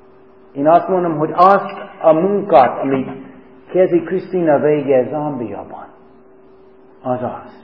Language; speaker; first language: Hungarian; non-native, fluent; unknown